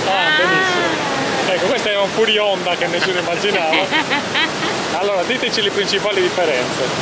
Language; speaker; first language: Italian; native; Italian